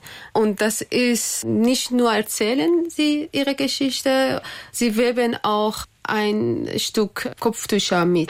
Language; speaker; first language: German; non-native, learner; Persian